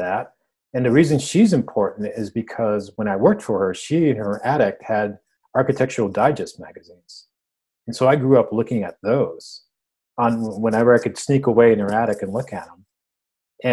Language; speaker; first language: English; early bilingual, other home language; Spanish